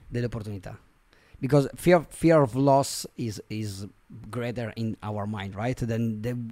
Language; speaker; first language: English; non-native, fluent; Italian